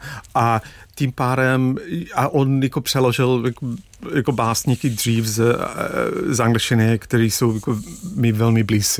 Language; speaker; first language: Czech; non-native, fluent; English